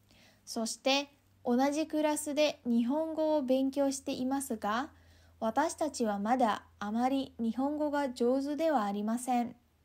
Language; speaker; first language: Japanese; non-native, fluent; Indonesian